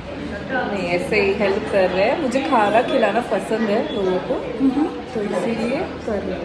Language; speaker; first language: Hindi; non-native, local second language; Telugu